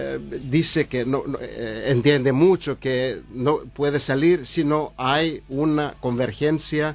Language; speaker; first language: Spanish; non-native, learner; Greek